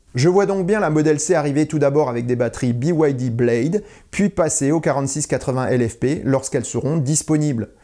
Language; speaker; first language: French; native; French